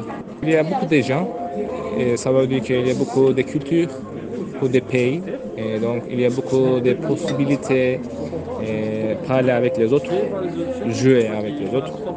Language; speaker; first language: French; non-native, learner; Turkish